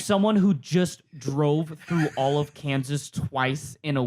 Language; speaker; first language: English; native; English